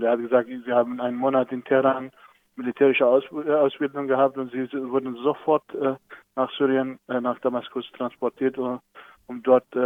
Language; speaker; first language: German; non-native, fluent; Persian